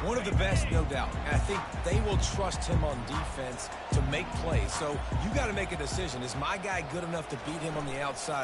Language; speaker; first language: English; native; English